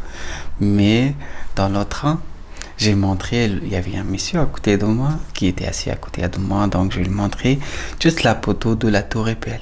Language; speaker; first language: French; non-native, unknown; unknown